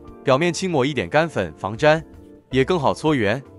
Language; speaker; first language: Chinese; native; Chinese